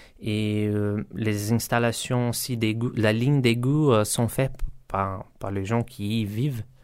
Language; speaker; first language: French; non-native, learner; Portuguese